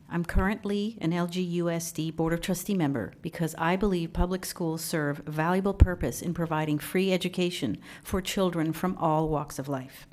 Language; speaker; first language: English; early bilingual, other home language; Persian